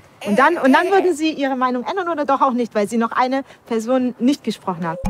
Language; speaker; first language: German; native; German